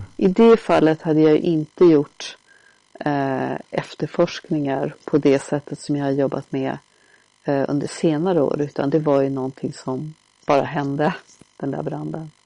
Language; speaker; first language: Swedish; native; Swedish